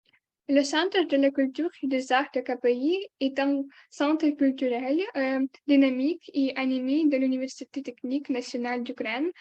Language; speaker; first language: French; non-native, learner; Ukrainian